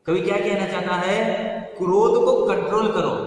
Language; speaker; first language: Hindi; non-native, local second language; Kannada